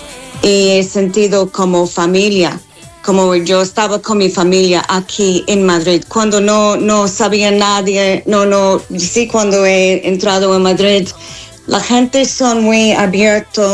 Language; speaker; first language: Spanish; non-native, learner; English